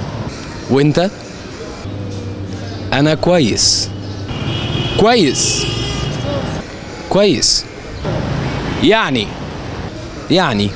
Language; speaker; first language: Arabic; non-native, learner; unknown